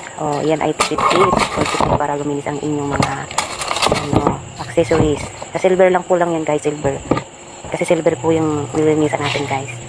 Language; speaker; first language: Filipino; non-native, local second language; Bikol